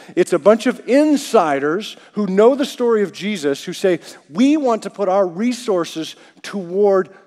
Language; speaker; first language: English; native; English